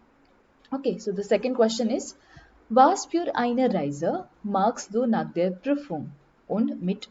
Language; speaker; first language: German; non-native, learner; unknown